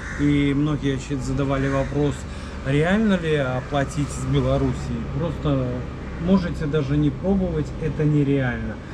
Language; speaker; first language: Russian; native; Russian